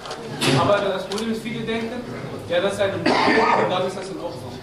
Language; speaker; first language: German; non-native, learner; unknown